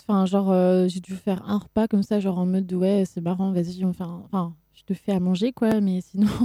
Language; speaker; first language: French; native; French